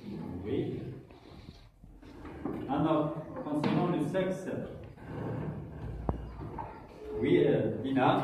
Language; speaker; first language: French; non-native, local second language; Kabyle